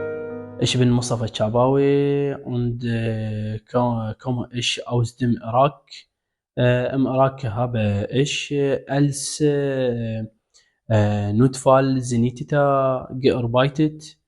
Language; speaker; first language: German; non-native, learner; Arabic